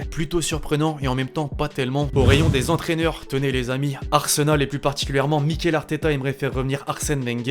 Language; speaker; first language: French; native; French